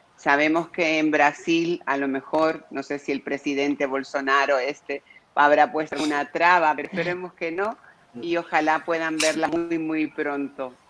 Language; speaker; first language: Spanish; native; Spanish